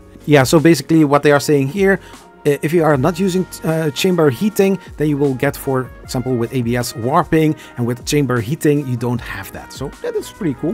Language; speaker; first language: English; non-native, fluent; Dutch